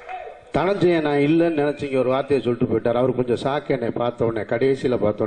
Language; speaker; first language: Tamil; native; Tamil